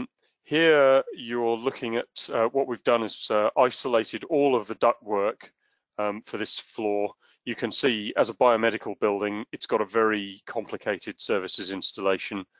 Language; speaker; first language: English; native; English